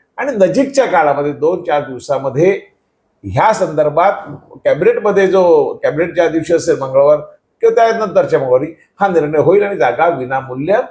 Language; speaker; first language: Marathi; native; Marathi